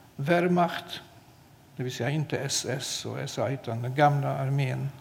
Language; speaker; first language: Swedish; non-native, fluent; Polish